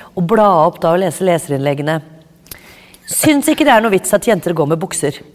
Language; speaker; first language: Norwegian; native; Norwegian